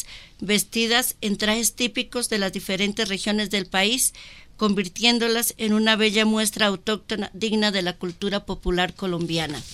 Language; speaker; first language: Spanish; native; Spanish